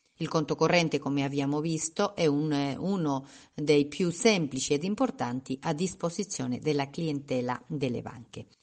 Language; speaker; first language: Italian; non-native, fluent; Spanish